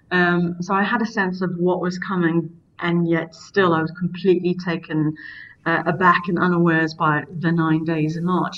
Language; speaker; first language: English; native; English